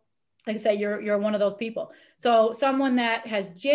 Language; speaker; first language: English; native; English